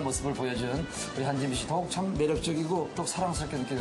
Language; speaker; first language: Korean; native; Korean